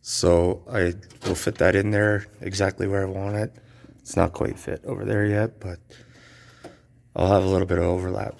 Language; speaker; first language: English; native; English